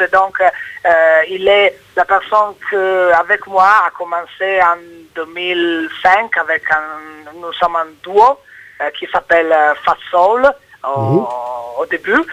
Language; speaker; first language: French; non-native, learner; Italian